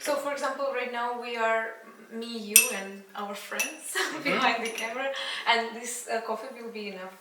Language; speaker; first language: English; non-native, fluent; Russian